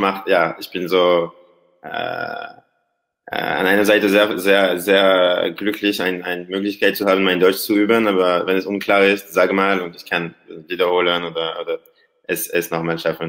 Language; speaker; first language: German; non-native, learner; French